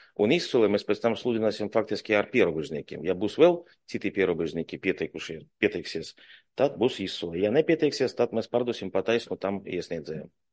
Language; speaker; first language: Latvian; non-native, local second language; Russian